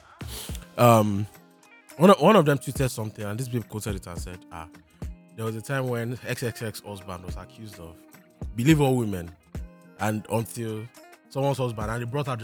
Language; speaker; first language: English; non-native, local second language; Yoruba